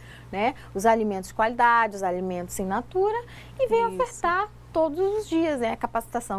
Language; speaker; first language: Portuguese; native; Portuguese